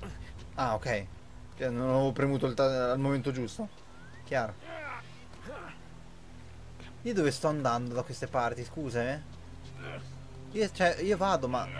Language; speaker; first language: Italian; native; Italian